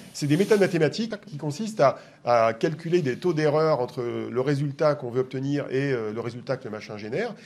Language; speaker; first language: French; native; French